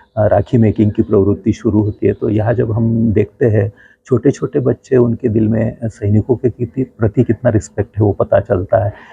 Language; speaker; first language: Hindi; non-native, local second language; Gujarati